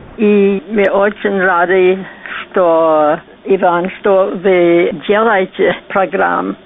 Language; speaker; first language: Russian; non-native, fluent; English